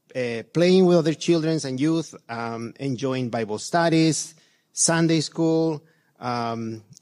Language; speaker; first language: English; non-native, fluent; Spanish